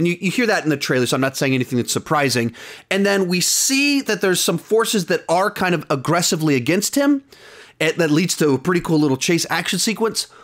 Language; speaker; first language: English; native; English